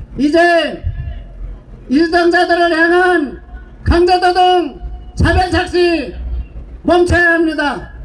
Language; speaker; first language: Korean; non-native, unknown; Nepali